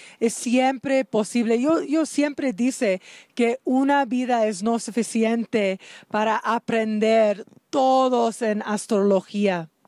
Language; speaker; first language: Spanish; non-native, learner; English